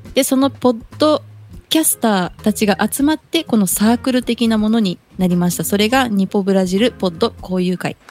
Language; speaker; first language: Japanese; early bilingual, other home language; Portuguese